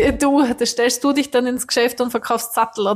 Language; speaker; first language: German; native; German